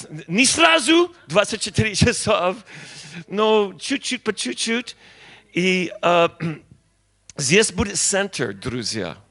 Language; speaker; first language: Russian; non-native, learner; English